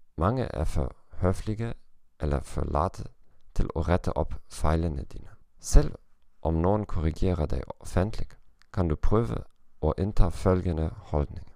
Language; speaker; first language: Norwegian; non-native, learner; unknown